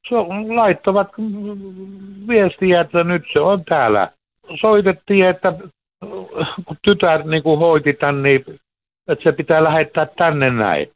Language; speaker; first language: Finnish; native; Finnish